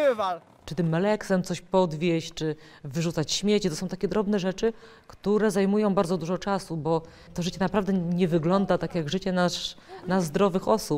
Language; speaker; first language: Polish; native; Polish